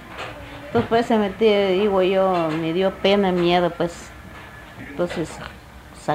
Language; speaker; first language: Spanish; non-native, local second language; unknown